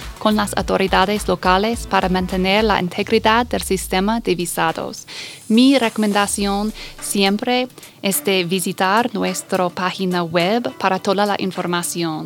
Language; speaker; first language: Spanish; non-native, fluent; English